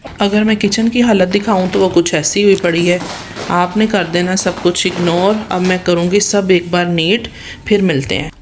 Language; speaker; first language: Urdu; non-native, local second language; Punjabi